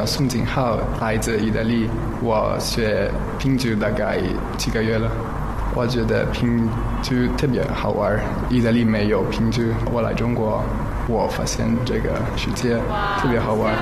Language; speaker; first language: Chinese; non-native, learner; Italian